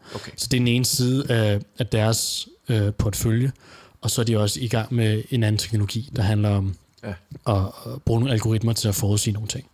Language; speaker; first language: Danish; native; Danish